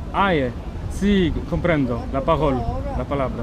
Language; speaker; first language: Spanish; non-native, learner; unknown